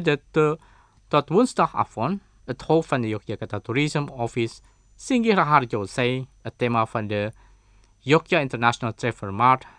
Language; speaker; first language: Dutch; non-native, learner; Indonesian